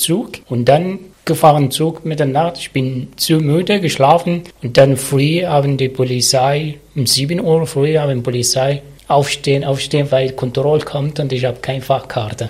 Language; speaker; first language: German; non-native, learner; Arabic